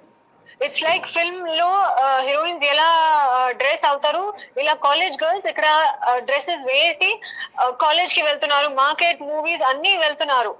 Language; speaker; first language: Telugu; non-native, learner; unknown